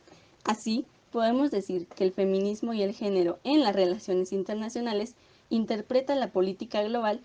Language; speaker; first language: Spanish; native; Spanish